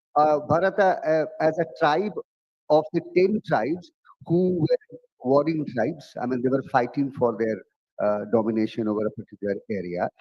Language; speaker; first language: English; non-native, local second language; Bhojpuri